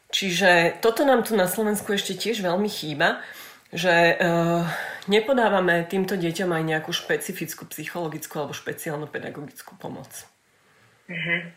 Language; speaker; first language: Slovak; native; Slovak